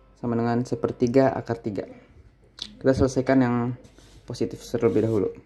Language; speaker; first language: Indonesian; native; Indonesian